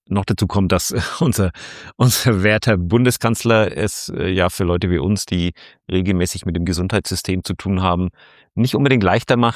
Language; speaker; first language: German; native; German